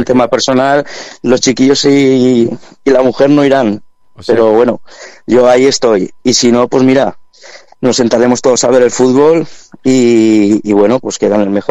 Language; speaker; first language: Spanish; native; Spanish